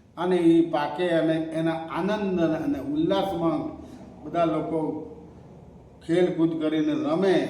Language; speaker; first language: Gujarati; non-native, local second language; Bhili